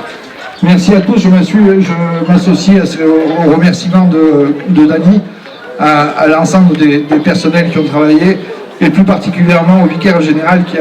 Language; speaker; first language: French; native; French